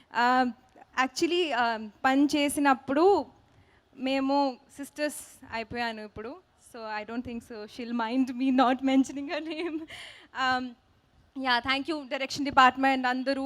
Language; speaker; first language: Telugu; non-native, local second language; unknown